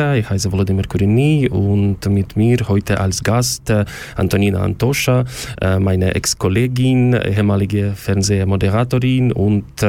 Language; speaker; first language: German; non-native, fluent; Ukrainian